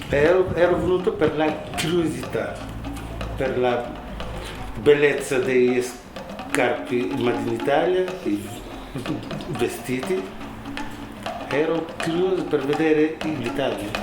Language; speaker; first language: Italian; non-native, fluent; Wolof